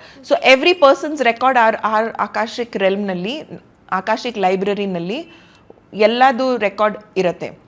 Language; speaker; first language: Kannada; non-native, local second language; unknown